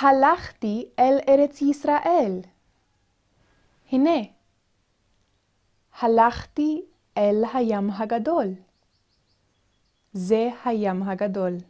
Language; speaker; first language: Hebrew; non-native, fluent; English